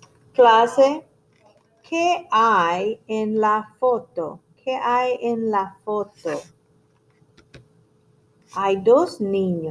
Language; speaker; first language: Spanish; non-native, fluent; English